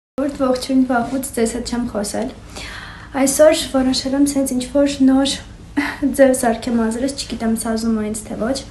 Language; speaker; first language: Armenian; early bilingual, heritage; Armenian